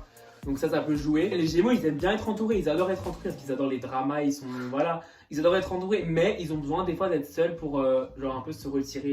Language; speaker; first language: French; native; French